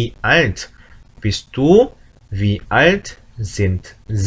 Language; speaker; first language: German; non-native, learner; Korean